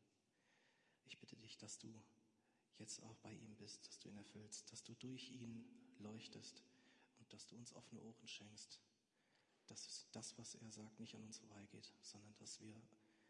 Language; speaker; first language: German; native; German